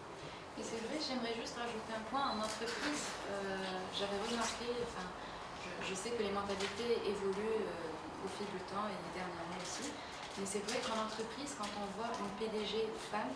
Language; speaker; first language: French; native; French